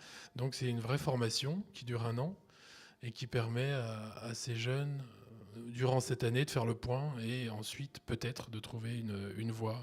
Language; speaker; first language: French; native; French